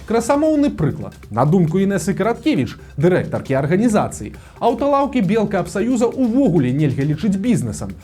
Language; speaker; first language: Belarusian; native; Belarusian